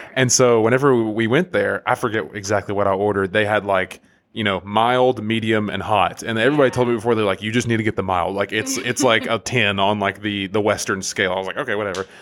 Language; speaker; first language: English; native; English